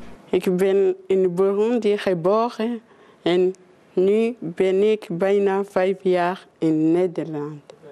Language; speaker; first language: Dutch; non-native, learner; Rundi